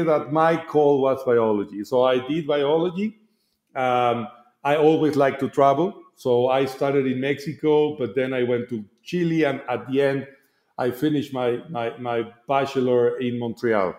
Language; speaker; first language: English; non-native, fluent; Spanish